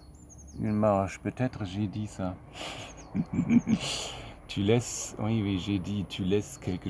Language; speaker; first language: French; non-native, fluent; German